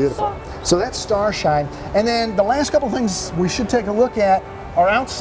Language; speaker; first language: English; native; English